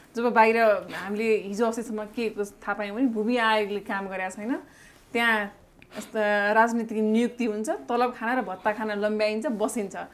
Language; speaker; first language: Nepali; native; Nepali